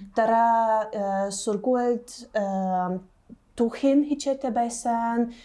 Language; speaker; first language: Mongolian; non-native, learner; Hungarian